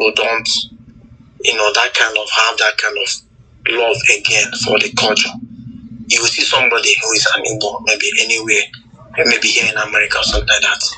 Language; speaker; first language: English; non-native, local second language; Igbo